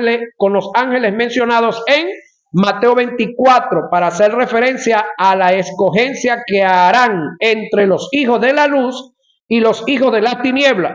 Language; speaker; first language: Spanish; native; Spanish